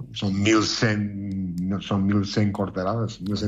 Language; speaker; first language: Catalan; native; Catalan